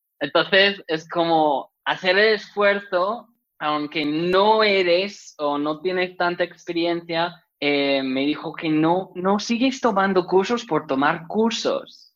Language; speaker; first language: Spanish; non-native, fluent; English